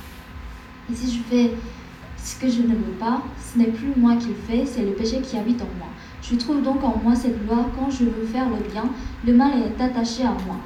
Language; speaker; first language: French; non-native, fluent; Korean